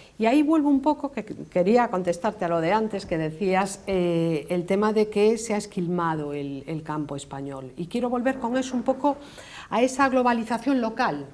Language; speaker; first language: Spanish; native; Spanish